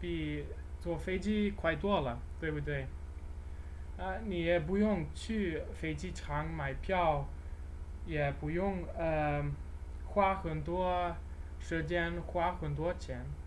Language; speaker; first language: Chinese; non-native, learner; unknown